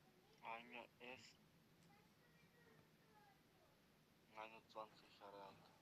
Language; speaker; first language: German; non-native, learner; Macedonian